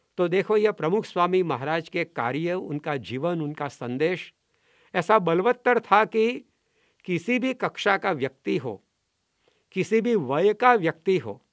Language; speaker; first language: Hindi; non-native, local second language; Gujarati